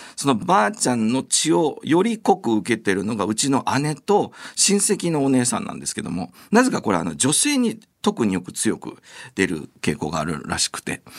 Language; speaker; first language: Japanese; native; Japanese